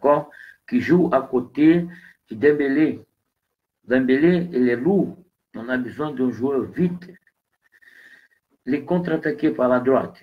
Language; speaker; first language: French; non-native, learner; Portuguese